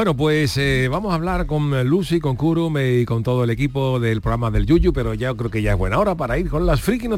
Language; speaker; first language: Spanish; native; Spanish